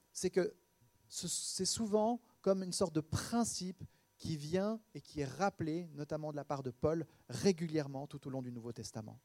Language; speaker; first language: French; native; French